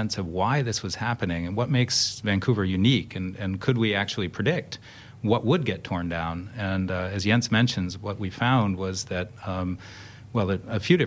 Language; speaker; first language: English; native; English